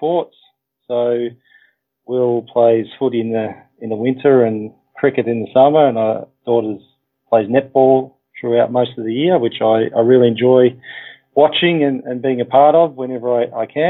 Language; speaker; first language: English; native; English